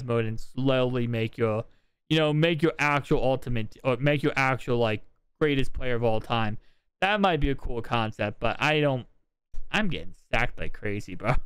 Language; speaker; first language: English; native; English